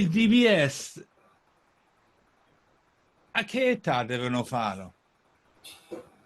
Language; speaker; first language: Italian; non-native, fluent; English